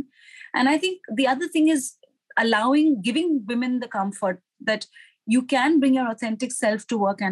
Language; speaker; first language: English; non-native, local second language; Hindi